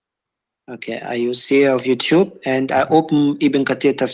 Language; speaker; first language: English; non-native, learner; German